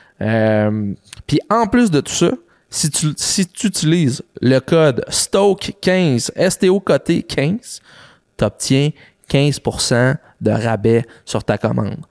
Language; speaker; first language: French; native; French